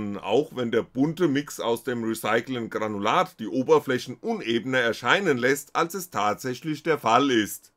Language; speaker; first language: German; native; German